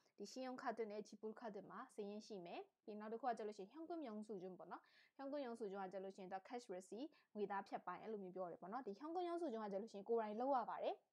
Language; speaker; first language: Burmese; native; Burmese